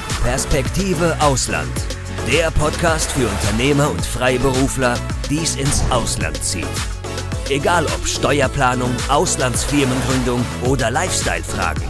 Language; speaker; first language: German; native; German